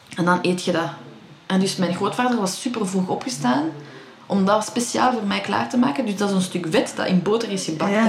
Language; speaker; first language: Dutch; early bilingual, other home language; Persian